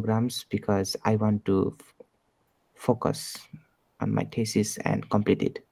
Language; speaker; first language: English; non-native, fluent; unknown